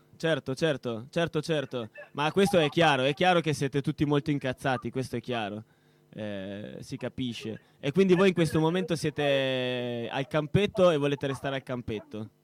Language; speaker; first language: Italian; native; Italian